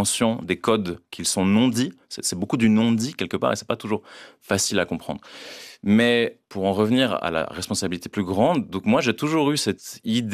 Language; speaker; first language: French; native; French